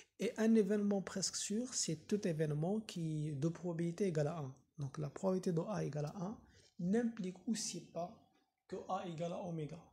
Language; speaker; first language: French; non-native, local second language; Arabic